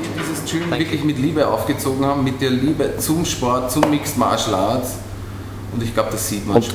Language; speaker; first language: German; native; German